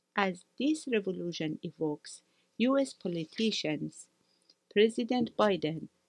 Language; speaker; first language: English; non-native, fluent; Persian